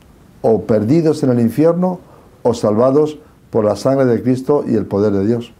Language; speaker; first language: Spanish; native; Spanish